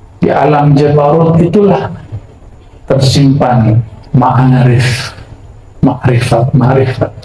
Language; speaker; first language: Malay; non-native, local second language; Minangkabau